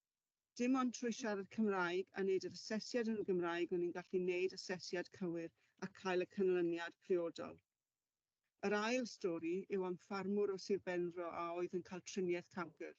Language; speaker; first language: Welsh; native; Welsh